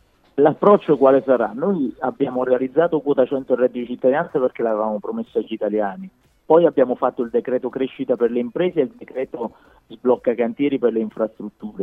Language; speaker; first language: Italian; native; Italian